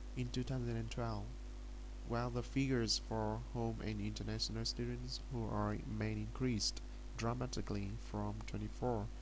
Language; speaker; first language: English; non-native, fluent; Vietnamese